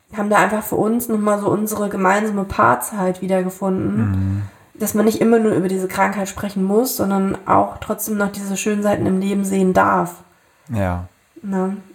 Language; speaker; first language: German; native; German